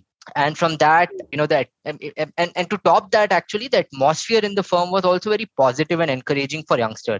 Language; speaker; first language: English; non-native, local second language; Hindi